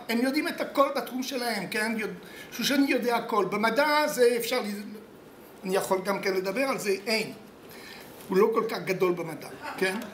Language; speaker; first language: Hebrew; non-native, fluent; French